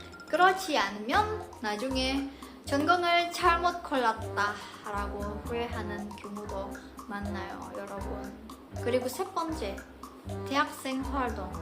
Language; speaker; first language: Korean; non-native, fluent; Indonesian